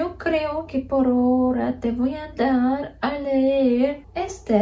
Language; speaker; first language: Spanish; non-native, fluent; Polish